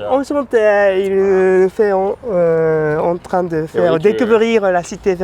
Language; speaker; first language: French; non-native, learner; Japanese